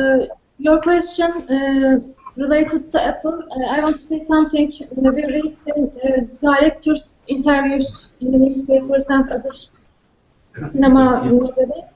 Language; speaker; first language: English; non-native, learner; Turkish